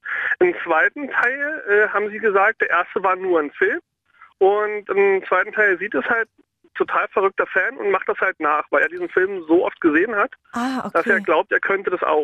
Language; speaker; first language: German; native; German